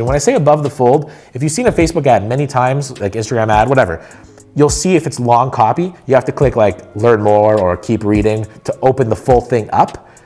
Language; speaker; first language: English; native; English